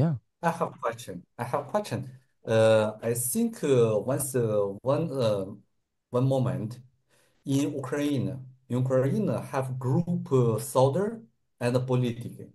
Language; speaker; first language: English; non-native, learner; Russian